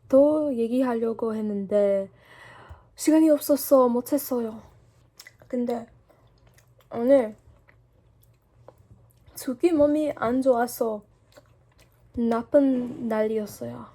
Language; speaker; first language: Korean; non-native, learner; English